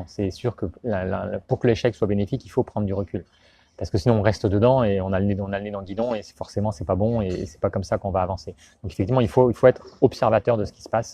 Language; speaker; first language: French; native; French